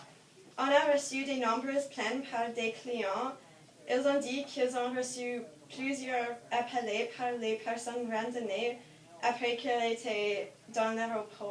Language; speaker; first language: French; non-native, learner; English